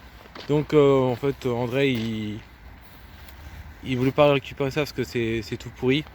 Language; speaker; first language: French; native; French